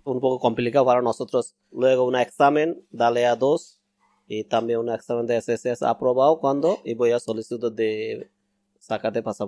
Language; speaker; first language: Spanish; non-native, learner; Bangla